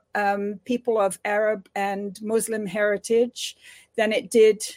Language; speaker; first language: English; native; English